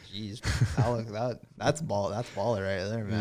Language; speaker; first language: English; native; English